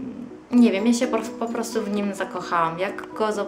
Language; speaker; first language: Polish; early bilingual, heritage; Polish